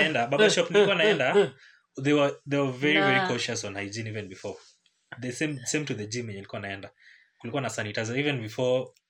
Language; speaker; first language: English; non-native, local second language; Luo (Kenya and Tanzania)